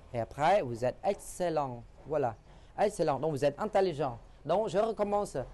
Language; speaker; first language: French; non-native, fluent; Khmer